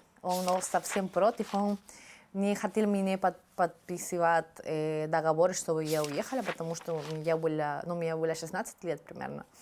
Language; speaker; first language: Russian; non-native, fluent; Spanish